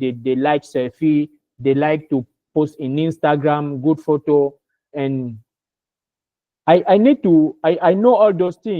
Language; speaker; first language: English; non-native, learner; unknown